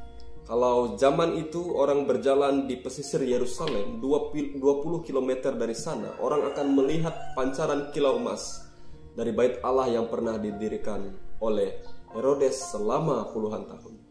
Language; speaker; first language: Indonesian; native; Indonesian